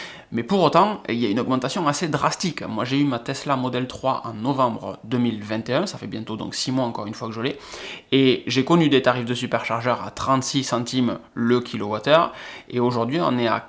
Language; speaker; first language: French; native; French